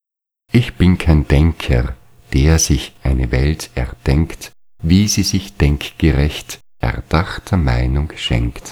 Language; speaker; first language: German; native; German